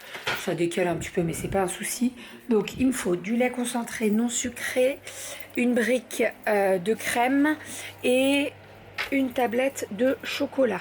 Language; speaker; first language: French; native; French